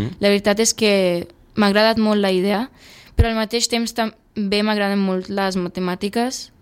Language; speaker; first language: Catalan; early bilingual, other home language; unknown